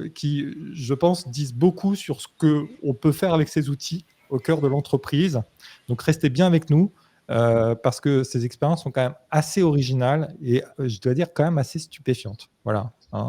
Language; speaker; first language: French; native; French